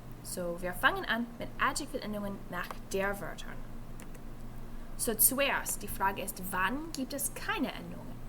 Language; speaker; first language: German; non-native, fluent; English